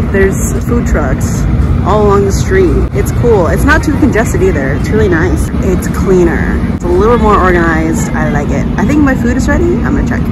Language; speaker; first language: English; native; English